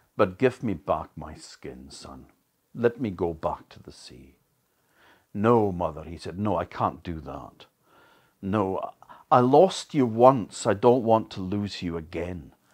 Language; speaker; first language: English; native; English